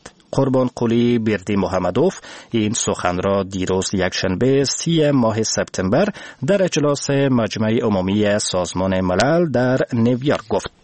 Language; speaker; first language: Persian; native; Persian